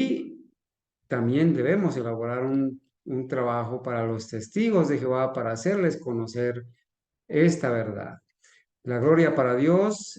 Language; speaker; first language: Spanish; native; Spanish